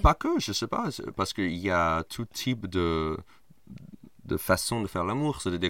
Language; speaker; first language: French; non-native, fluent; English